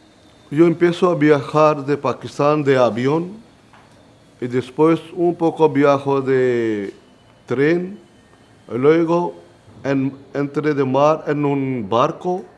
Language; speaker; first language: Spanish; non-native, learner; Punjabi